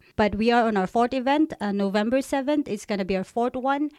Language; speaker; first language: English; non-native, local second language; Cebuano